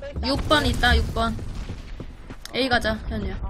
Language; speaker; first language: Korean; native; Korean